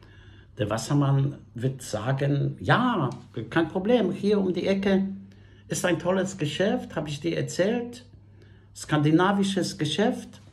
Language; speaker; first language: German; non-native, fluent; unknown